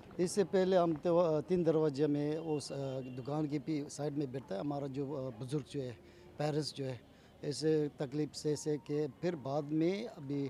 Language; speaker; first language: Hindi; non-native, local second language; Tibetan